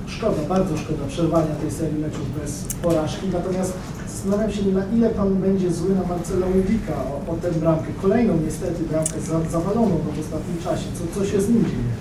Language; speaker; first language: Polish; native; Polish